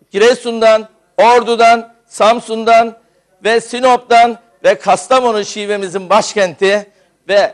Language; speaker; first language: Turkish; native; Turkish